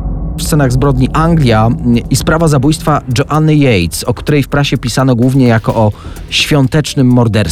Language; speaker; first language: Polish; native; Polish